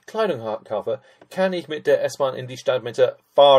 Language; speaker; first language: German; non-native, fluent; English